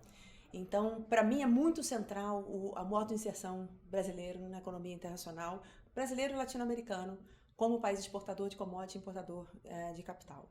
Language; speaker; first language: Portuguese; native; Portuguese